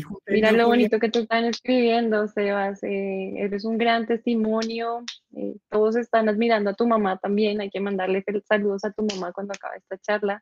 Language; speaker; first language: Spanish; native; Spanish